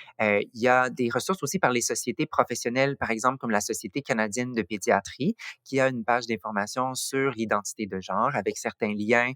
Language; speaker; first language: French; native; French